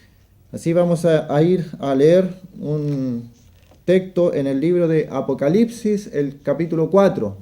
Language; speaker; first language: Spanish; native; Spanish